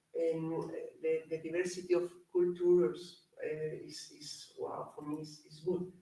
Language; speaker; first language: English; non-native, learner; Spanish